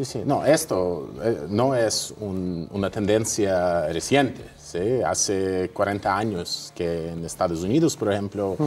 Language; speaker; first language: Spanish; non-native, fluent; Russian